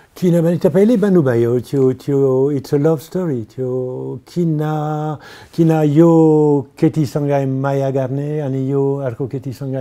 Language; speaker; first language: Nepali; non-native, learner; French